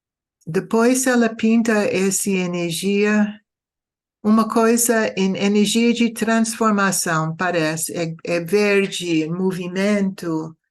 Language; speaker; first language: Portuguese; non-native, fluent; English